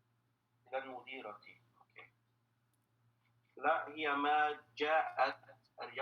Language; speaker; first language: Arabic; non-native, learner; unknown